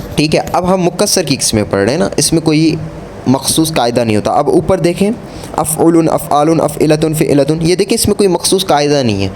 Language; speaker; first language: Urdu; native; Urdu